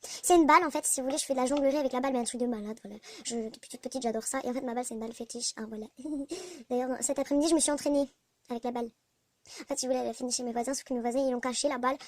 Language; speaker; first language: French; native; French